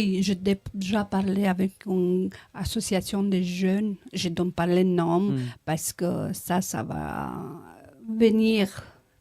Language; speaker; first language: French; non-native, learner; Romanian